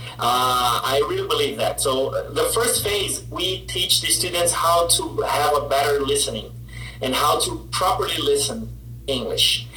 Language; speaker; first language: English; non-native, fluent; Portuguese